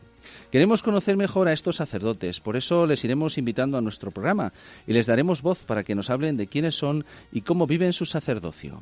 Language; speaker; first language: Spanish; native; Spanish